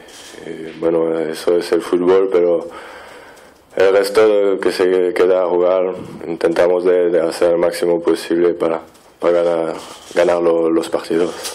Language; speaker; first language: Spanish; non-native, fluent; French